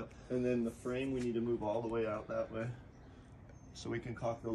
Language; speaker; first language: English; native; English